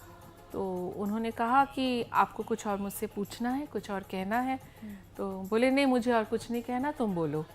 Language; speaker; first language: Hindi; native; Hindi